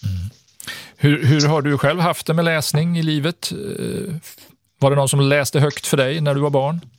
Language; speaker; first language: Swedish; native; Swedish